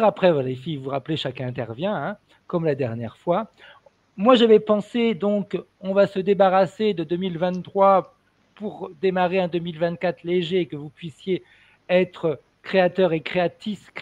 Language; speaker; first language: French; native; French